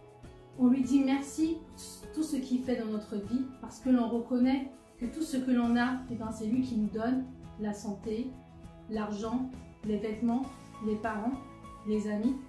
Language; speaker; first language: French; native; French